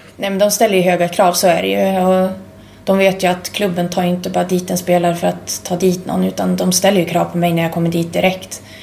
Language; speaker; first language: Swedish; native; Swedish